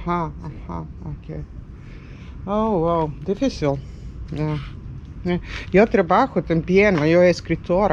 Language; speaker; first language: Spanish; non-native, learner; Serbian